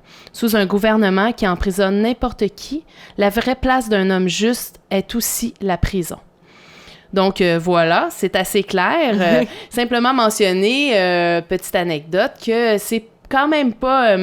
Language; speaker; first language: French; native; French